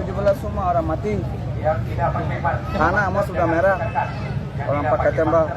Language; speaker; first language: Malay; non-native, learner; Rohingya